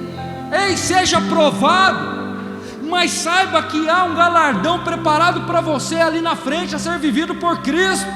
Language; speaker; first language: Portuguese; native; Portuguese